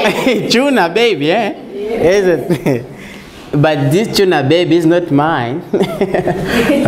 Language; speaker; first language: English; non-native, learner; Portuguese